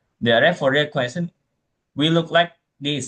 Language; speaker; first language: English; non-native, fluent; Indonesian